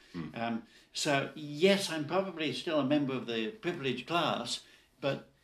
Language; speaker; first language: English; native; English